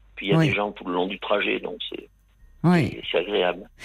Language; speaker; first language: French; native; French